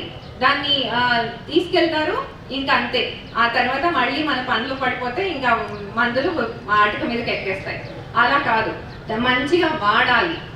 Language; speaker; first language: Telugu; native; Telugu